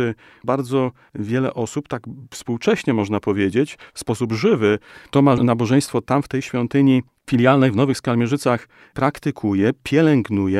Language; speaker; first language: Polish; native; Polish